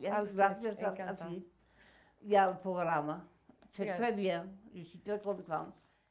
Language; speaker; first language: French; non-native, fluent; Spanish